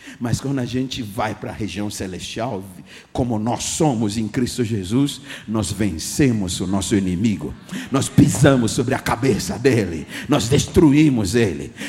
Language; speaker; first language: Portuguese; non-native, fluent; English